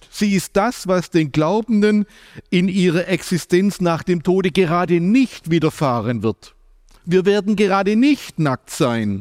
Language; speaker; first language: German; native; German